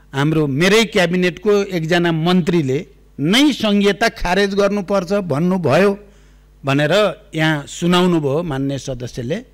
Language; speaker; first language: Nepali; native; Nepali